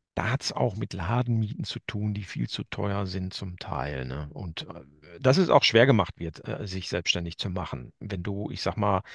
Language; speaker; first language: German; native; German